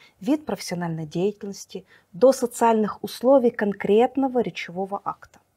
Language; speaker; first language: Russian; native; Russian